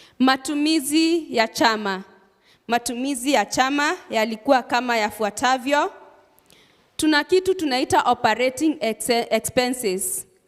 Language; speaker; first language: Swahili; non-native, local second language; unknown